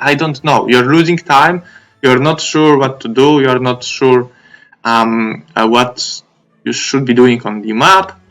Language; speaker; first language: English; non-native, fluent; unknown